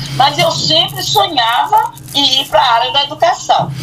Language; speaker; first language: Portuguese; native; Portuguese